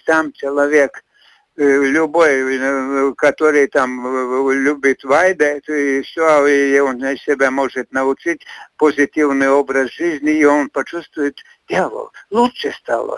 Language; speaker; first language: Russian; non-native, fluent; Latvian